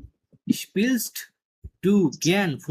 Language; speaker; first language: German; non-native, learner; Bangla